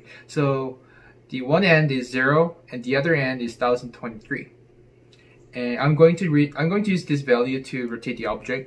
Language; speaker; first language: English; non-native, fluent; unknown